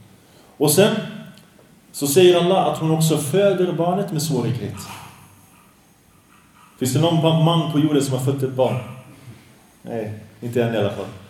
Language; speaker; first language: Swedish; early bilingual, other home language; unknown